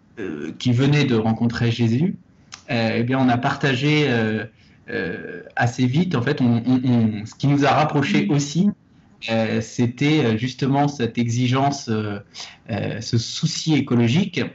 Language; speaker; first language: French; native; French